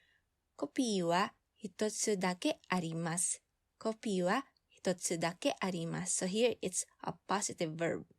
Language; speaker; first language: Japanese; non-native, fluent; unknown